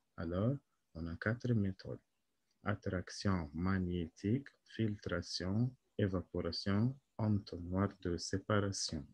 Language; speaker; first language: French; non-native, local second language; Arabic